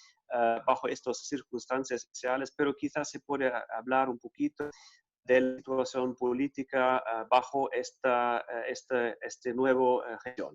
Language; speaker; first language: Spanish; non-native, fluent; German